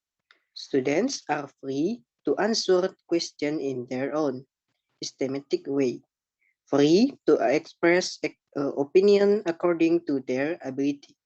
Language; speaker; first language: English; non-native, learner; Indonesian